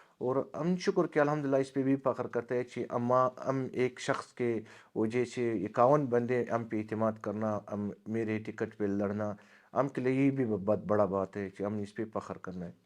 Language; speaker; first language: Urdu; non-native, local second language; Pashto